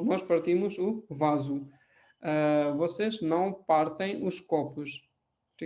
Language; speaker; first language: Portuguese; non-native, fluent; Hindi